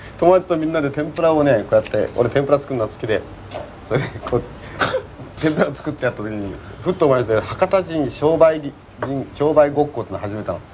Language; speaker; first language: Japanese; native; Japanese